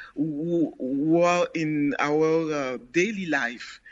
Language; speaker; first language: English; non-native, learner; Haitian Creole